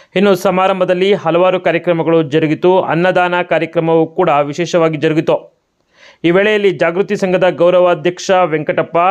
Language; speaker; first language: Kannada; native; Kannada